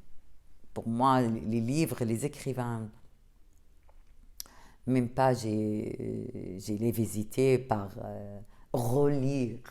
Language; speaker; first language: French; non-native, fluent; Arabic